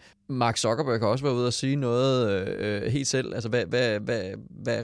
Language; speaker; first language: Danish; native; Danish